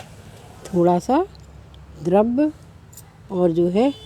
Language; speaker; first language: Hindi; native; Hindi